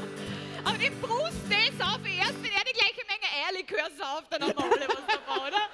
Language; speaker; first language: German; native; German